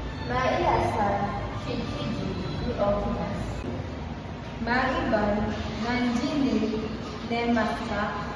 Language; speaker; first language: Japanese; non-native, learner; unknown